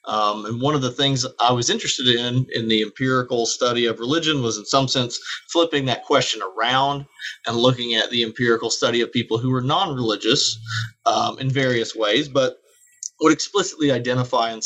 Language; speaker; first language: English; native; English